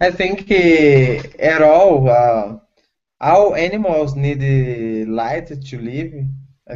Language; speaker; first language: English; non-native, learner; Spanish